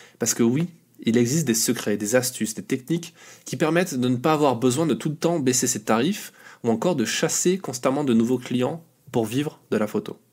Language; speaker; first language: French; native; French